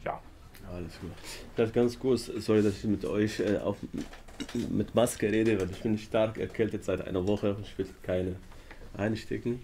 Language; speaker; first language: German; non-native, learner; Arabic